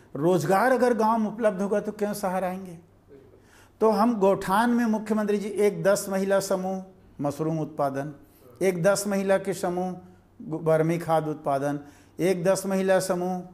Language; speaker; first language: Hindi; native; Hindi